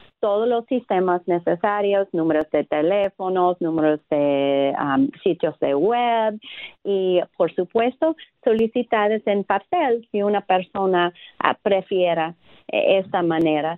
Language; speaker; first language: Spanish; non-native, fluent; English